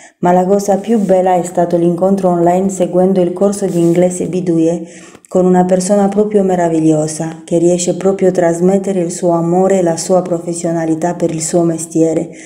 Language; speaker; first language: Italian; non-native, fluent; Romanian